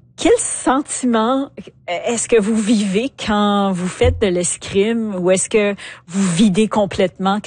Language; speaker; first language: French; native; French